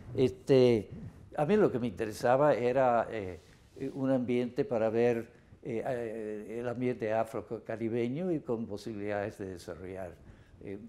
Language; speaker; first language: Spanish; non-native, fluent; English